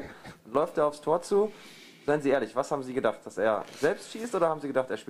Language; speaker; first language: German; native; German